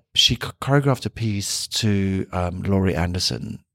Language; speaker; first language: English; native; English